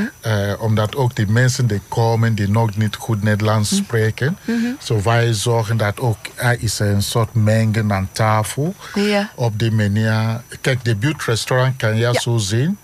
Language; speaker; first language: Dutch; non-native, learner; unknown